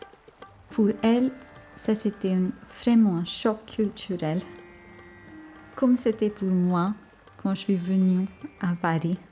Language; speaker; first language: French; non-native, fluent; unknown